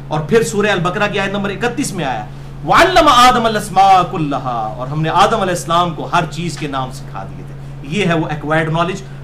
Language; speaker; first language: Urdu; non-native, local second language; Punjabi